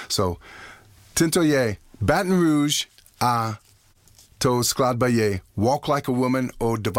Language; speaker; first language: Czech; non-native, learner; English